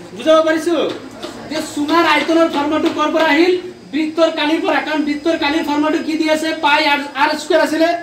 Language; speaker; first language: Assamese; non-native, local second language; Bangla